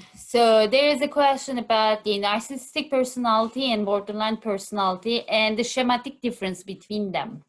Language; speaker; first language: English; non-native, fluent; Turkish